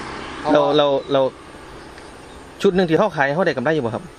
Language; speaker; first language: Thai; non-native, local second language; Northeastern Thai